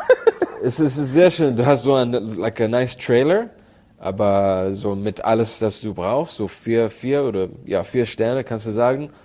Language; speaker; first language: German; non-native, learner; Arabic